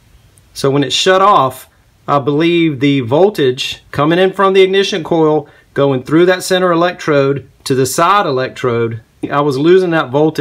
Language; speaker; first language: English; native; English